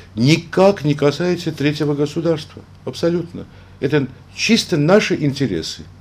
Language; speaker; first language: Russian; non-native, local second language; Armenian